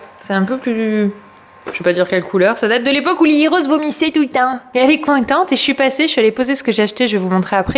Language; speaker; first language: French; native; French